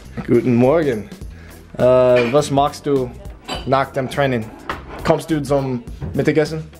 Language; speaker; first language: German; non-native, learner; English